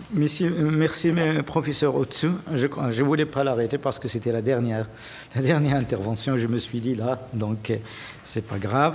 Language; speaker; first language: French; non-native, fluent; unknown